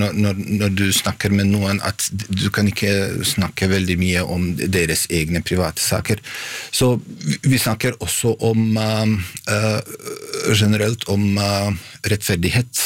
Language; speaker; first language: Norwegian; non-native, fluent; Bosnian